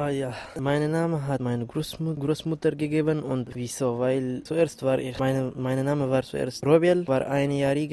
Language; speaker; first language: German; non-native, learner; Tigrinya